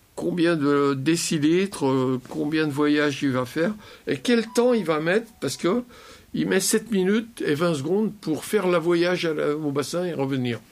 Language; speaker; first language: French; native; French